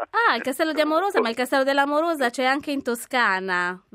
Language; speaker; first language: Italian; native; Italian